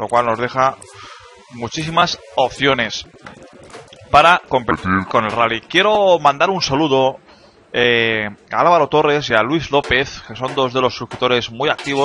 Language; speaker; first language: Spanish; native; Spanish